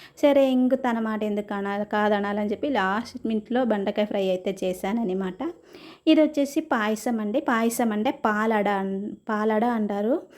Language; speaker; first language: Telugu; non-native, fluent; Malayalam